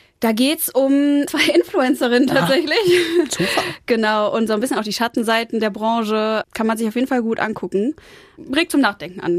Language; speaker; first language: German; native; German